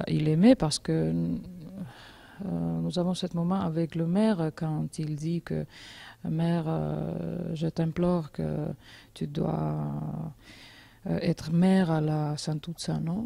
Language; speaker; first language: French; non-native, learner; Georgian